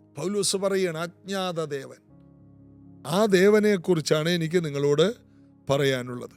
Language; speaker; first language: Malayalam; native; Malayalam